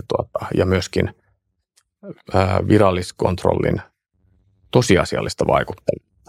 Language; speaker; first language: Finnish; native; Finnish